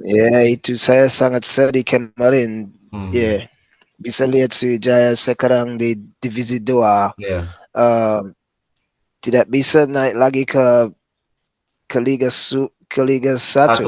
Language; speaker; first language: Indonesian; non-native, fluent; English